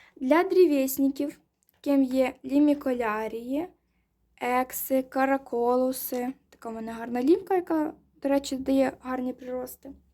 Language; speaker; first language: Ukrainian; non-native, local second language; Russian